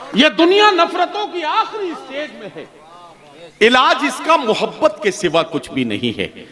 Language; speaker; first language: Hindi; native; Hindi